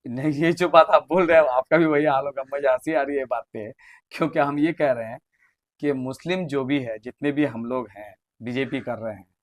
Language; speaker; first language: Hindi; non-native, local second language; Bangla